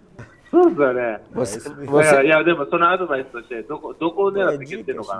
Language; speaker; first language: Japanese; native; Japanese